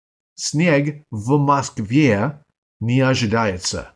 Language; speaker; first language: Russian; non-native, fluent; English